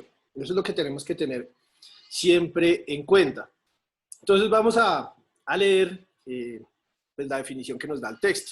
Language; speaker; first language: Spanish; native; Spanish